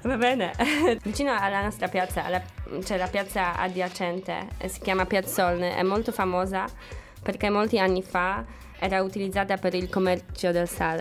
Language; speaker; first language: Italian; non-native, fluent; Polish